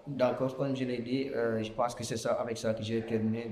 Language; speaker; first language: French; non-native, local second language; Wolof